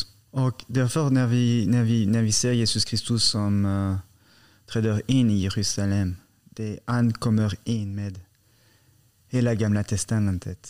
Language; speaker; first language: Swedish; non-native, fluent; French